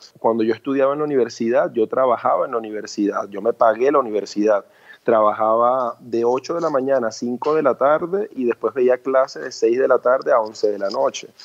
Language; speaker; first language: Spanish; early bilingual, other home language; Chinese